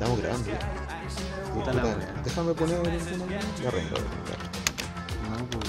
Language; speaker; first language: Spanish; native; Spanish